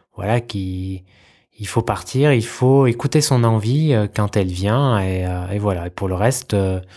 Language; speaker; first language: French; native; French